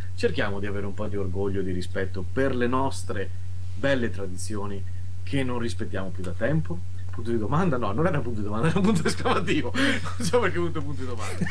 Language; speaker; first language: Italian; native; Italian